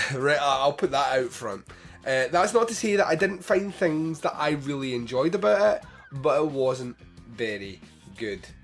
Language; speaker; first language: English; native; English